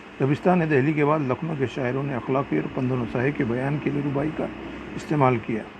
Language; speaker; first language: Urdu; native; Urdu